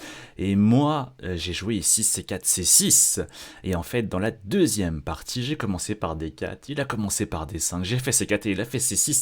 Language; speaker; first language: French; native; French